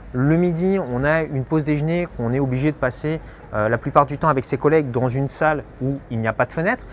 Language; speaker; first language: French; native; French